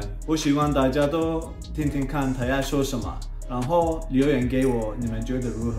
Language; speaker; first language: Chinese; non-native, fluent; Swedish